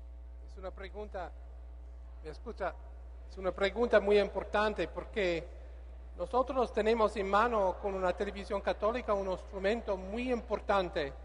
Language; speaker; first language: Spanish; non-native, learner; English